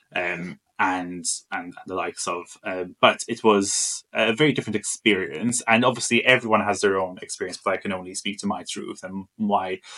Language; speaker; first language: English; non-native, fluent; Maltese